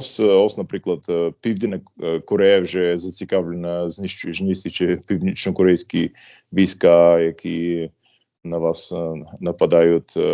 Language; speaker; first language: Ukrainian; non-native, fluent; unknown